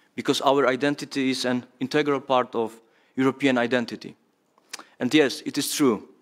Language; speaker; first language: English; non-native, fluent; Polish